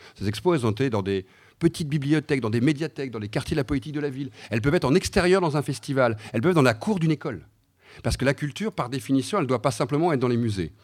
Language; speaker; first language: French; native; French